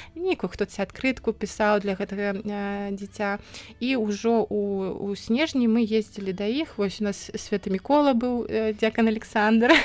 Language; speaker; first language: Belarusian; native; Belarusian